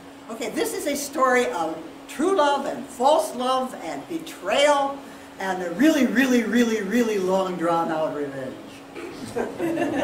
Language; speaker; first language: English; native; English